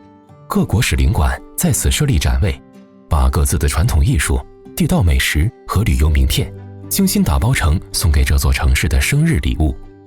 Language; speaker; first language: Chinese; native; Chinese